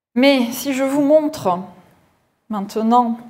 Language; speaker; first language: French; native; French